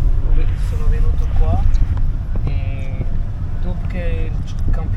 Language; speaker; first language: Italian; non-native, fluent; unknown